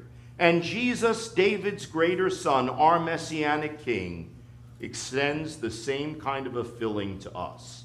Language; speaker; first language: English; native; English